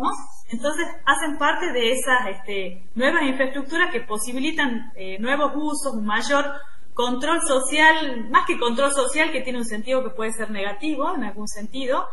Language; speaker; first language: Spanish; native; Spanish